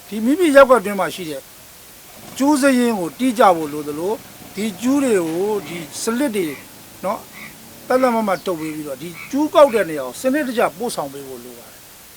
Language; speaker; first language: Burmese; native; Burmese